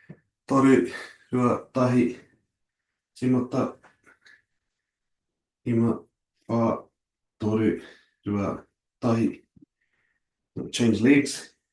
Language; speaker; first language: Māori; non-native, local second language; English